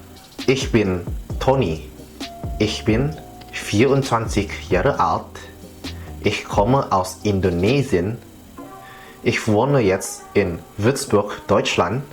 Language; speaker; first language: German; non-native, fluent; Indonesian